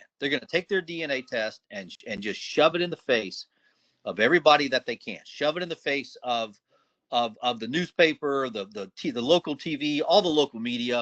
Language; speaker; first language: English; native; English